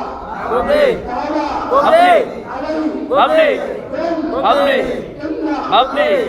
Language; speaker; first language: Arabic; non-native, learner; Bangla